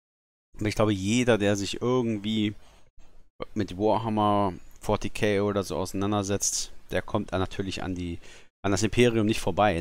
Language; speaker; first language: German; native; German